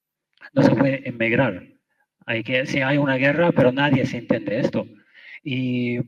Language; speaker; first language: Spanish; non-native, fluent; Arabic